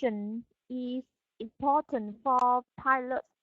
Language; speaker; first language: English; non-native, learner; Vietnamese